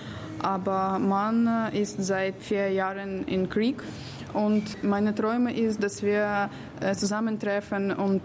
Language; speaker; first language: German; non-native, learner; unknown